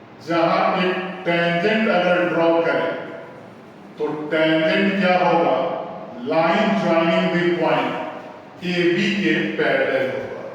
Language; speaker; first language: Hindi; native; Hindi